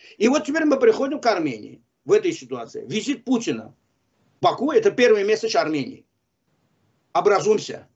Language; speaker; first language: Russian; non-native, local second language; Azerbaijani